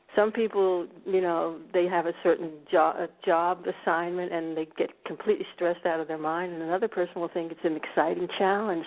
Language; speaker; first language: English; native; English